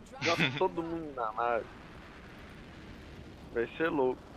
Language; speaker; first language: Portuguese; native; Portuguese